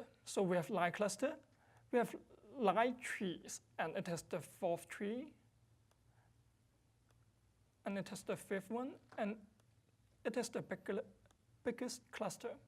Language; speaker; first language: English; non-native, fluent; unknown